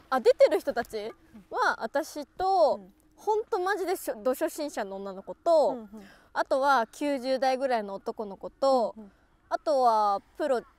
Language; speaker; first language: Japanese; native; Japanese